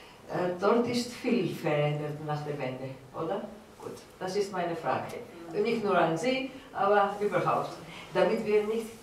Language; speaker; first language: German; non-native, fluent; Greek